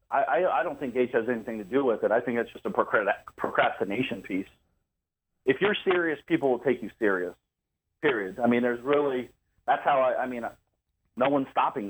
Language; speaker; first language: English; native; English